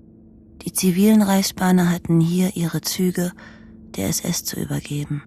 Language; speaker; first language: German; native; German